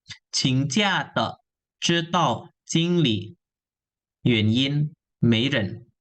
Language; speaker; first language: Chinese; non-native, fluent; Indonesian